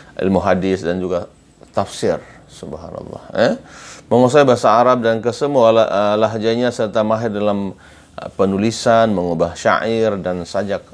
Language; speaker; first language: Malay; native; Malay